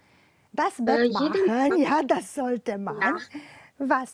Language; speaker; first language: German; non-native, fluent; Romanian